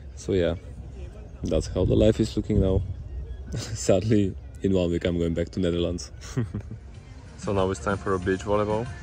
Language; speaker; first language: English; non-native, fluent; Bulgarian